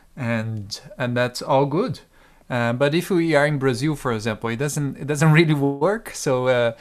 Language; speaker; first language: English; non-native, fluent; Portuguese